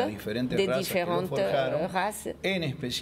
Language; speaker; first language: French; non-native, fluent; Spanish